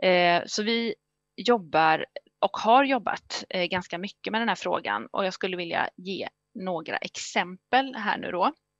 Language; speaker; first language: Swedish; native; Swedish